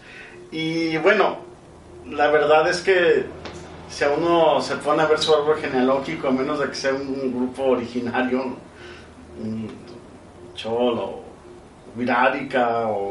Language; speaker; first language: Spanish; native; Spanish